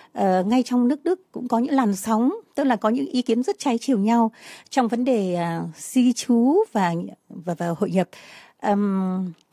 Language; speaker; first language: Vietnamese; native; Vietnamese